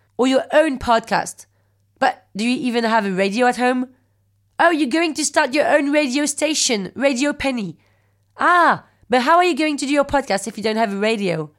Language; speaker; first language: English; non-native, fluent; French